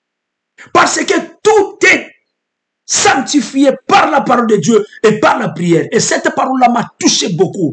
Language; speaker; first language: French; non-native, local second language; Lingala